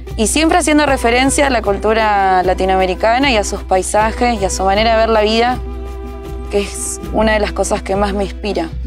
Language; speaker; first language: Spanish; native; Spanish